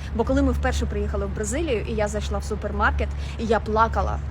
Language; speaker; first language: Ukrainian; native; Ukrainian